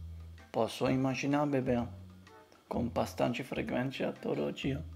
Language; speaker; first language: Portuguese; non-native, learner; German